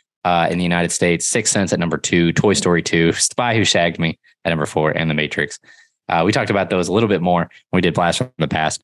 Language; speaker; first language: English; native; English